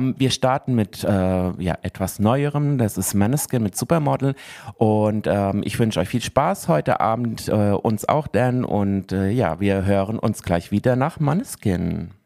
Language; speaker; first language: German; native; German